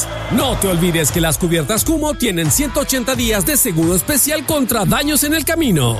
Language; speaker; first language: Spanish; native; Spanish